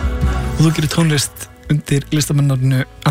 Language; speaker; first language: Icelandic; native; Icelandic